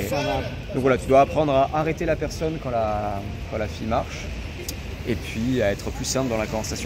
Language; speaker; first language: French; native; French